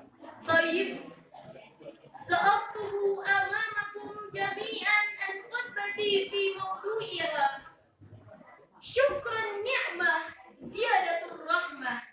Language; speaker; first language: Arabic; non-native, learner; Indonesian